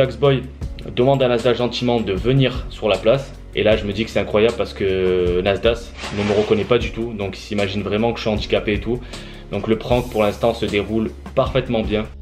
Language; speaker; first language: French; native; French